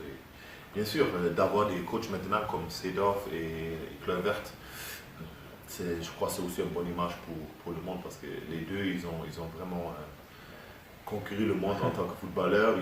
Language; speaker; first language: French; early bilingual, heritage; German